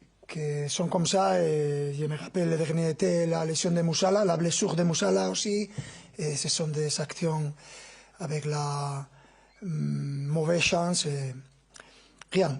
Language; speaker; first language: French; non-native, fluent; Spanish